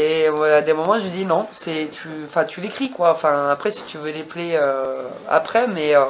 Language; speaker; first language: French; native; French